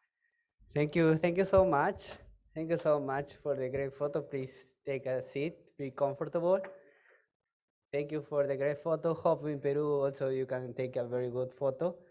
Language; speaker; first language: English; non-native, fluent; Spanish